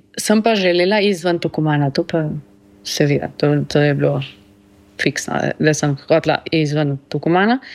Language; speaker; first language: Slovenian; early bilingual, heritage; Slovenian